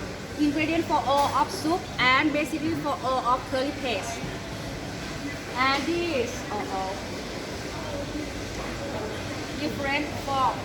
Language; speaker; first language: English; non-native, learner; Thai